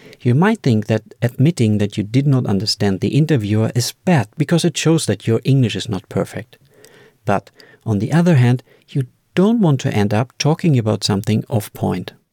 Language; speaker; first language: English; non-native, fluent; German